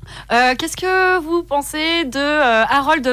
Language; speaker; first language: French; native; French